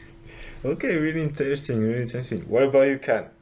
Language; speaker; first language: English; non-native, local second language; French